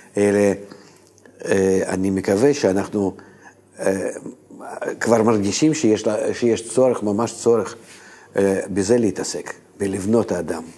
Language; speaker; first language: Hebrew; native; Hebrew